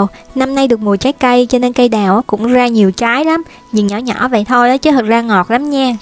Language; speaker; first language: Vietnamese; native; Vietnamese